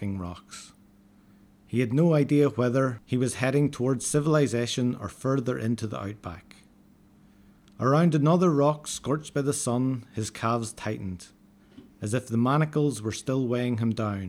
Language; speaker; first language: English; native; English